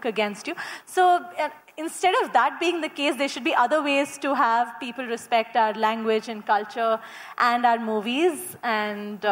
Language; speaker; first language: English; non-native, local second language; Kannada